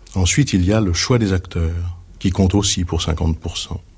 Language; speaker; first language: French; native; French